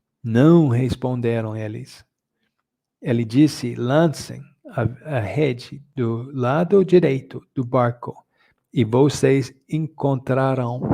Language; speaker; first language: Portuguese; non-native, fluent; English